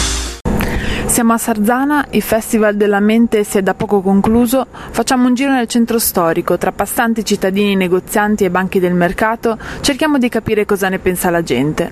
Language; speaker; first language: Italian; native; Italian